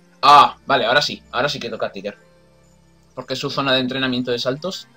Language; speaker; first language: Spanish; native; Spanish